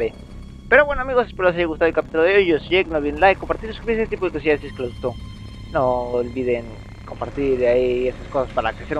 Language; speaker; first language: Spanish; native; Spanish